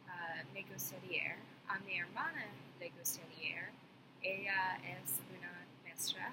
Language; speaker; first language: Spanish; non-native, learner; English